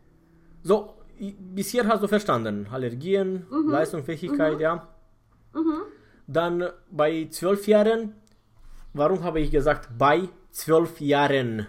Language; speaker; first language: German; non-native, fluent; Romanian